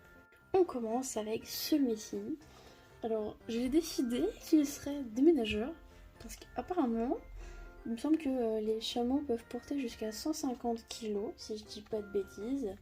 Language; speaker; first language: French; native; French